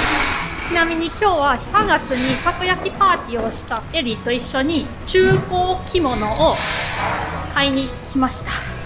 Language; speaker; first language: Japanese; non-native, fluent; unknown